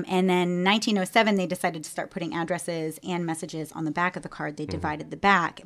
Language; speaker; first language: English; native; English